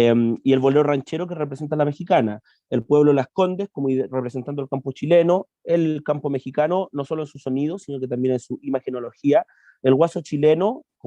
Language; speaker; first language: Spanish; native; Spanish